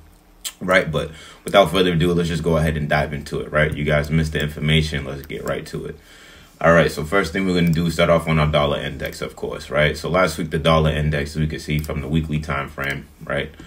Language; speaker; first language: English; native; English